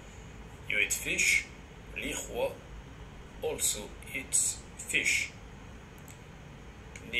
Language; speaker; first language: English; non-native, fluent; French